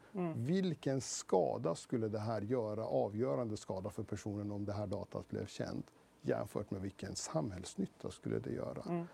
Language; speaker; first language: Swedish; early bilingual, other home language; Persian